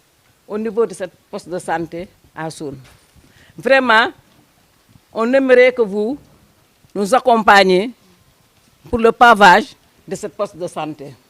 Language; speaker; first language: French; non-native, local second language; Wolof